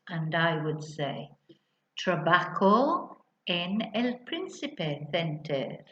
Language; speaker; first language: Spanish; non-native, fluent; English